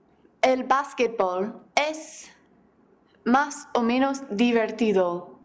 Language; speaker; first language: Spanish; non-native, fluent; English